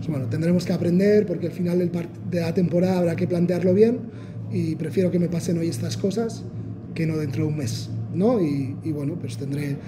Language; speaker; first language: Spanish; non-native, local second language; Basque